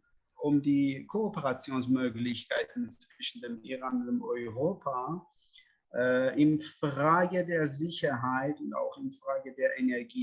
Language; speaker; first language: German; non-native, fluent; Persian